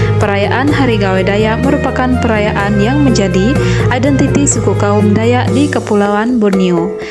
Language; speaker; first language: Malay; non-native, local second language; Iban